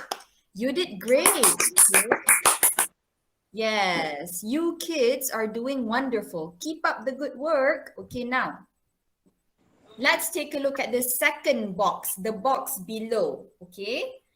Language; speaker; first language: English; non-native, local second language; Malay